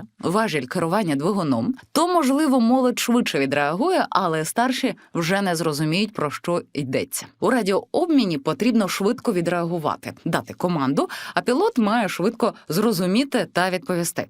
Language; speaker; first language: Ukrainian; non-native, local second language; Russian